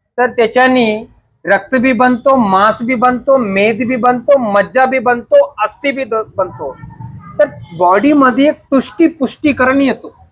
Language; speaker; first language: Marathi; non-native, fluent; Telugu